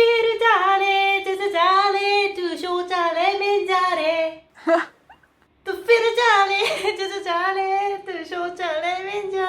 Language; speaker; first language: Hindi; non-native, fluent; Japanese